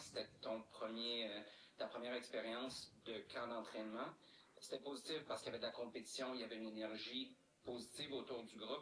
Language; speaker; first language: French; native; French